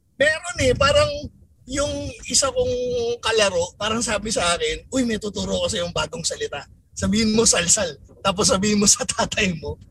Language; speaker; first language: Filipino; native; Filipino